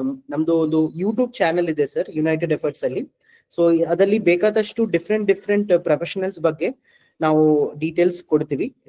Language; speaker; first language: Kannada; non-native, local second language; Malayalam